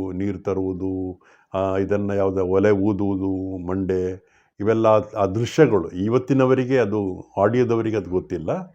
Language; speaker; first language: Kannada; non-native, local second language; Tulu